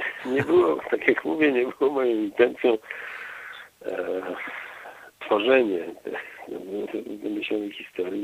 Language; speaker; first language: Polish; native; Polish